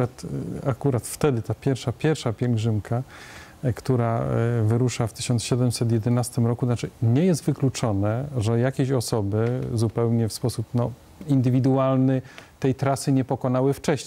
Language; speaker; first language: Polish; native; Polish